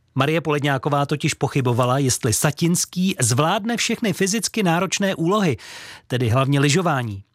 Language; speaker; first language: Czech; native; Czech